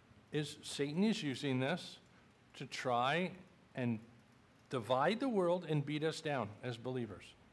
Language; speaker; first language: English; native; English